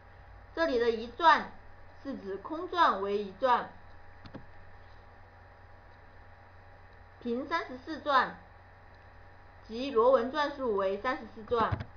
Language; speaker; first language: Chinese; native; Chinese